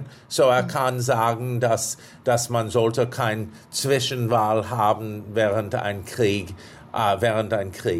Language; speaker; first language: German; non-native, fluent; English